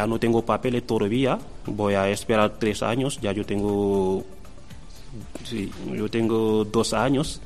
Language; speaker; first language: Spanish; non-native, learner; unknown